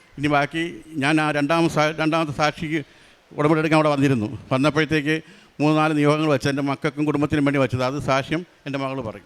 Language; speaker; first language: Malayalam; native; Malayalam